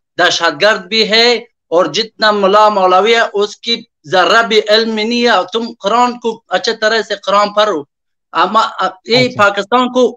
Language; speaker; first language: Urdu; non-native, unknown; Persian